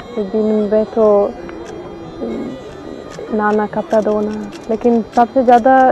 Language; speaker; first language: Hindi; non-native, learner; Swedish